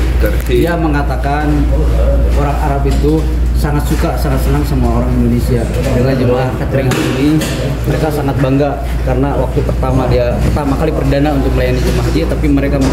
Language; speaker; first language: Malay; non-native, local second language; Sundanese